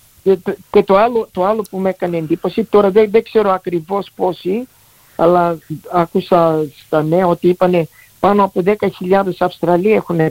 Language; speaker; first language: Greek; early bilingual, heritage; Greek